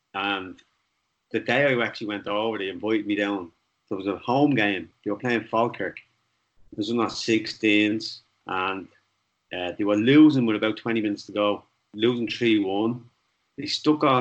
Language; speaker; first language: English; native; English